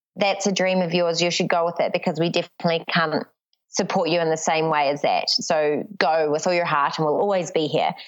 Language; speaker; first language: English; native; English